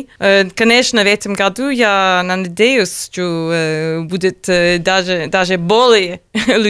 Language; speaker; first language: Russian; non-native, learner; English